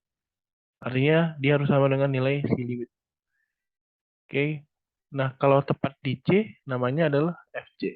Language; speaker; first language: Indonesian; native; Indonesian